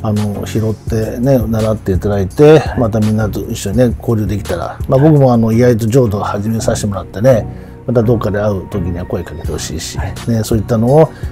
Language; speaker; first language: Japanese; native; Japanese